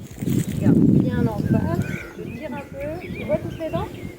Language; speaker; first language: French; native; French